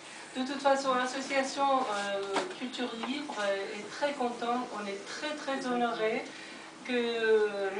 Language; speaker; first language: French; non-native, fluent; Persian